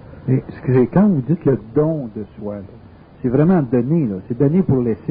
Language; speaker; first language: French; native; French